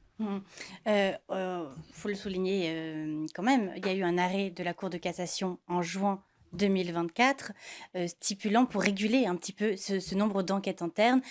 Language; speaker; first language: French; native; French